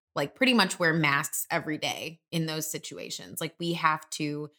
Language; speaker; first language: English; native; English